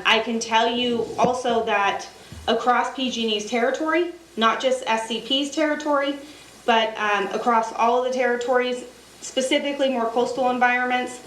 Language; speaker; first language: English; native; English